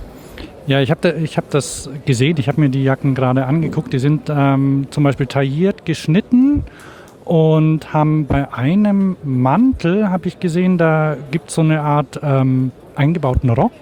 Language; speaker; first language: German; native; German